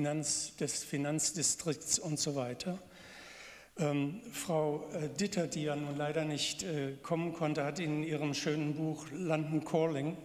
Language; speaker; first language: German; native; German